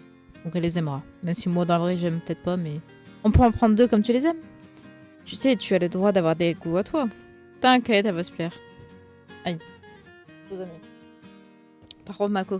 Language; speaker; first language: French; native; French